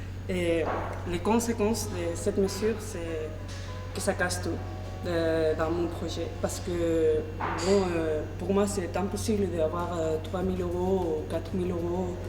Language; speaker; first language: French; non-native, fluent; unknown